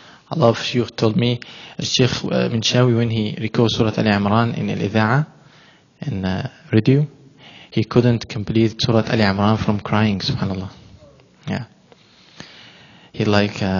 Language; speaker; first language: English; non-native, learner; Arabic